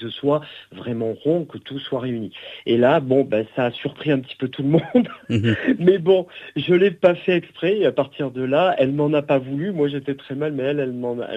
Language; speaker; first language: French; native; French